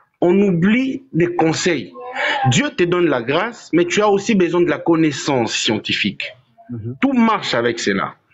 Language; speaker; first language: French; non-native, local second language; Lingala